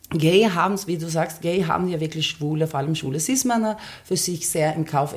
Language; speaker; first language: German; non-native, fluent; Finnish